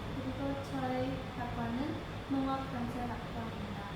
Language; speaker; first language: Korean; non-native, learner; Khmer